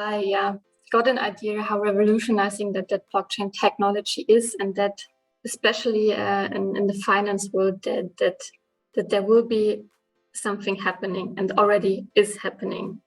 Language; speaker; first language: English; non-native, fluent; German